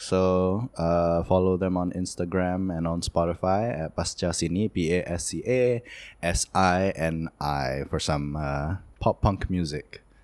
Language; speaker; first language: English; non-native, local second language; Malay